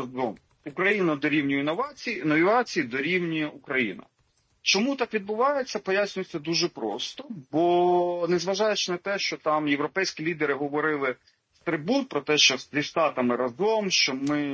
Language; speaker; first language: Ukrainian; native; Ukrainian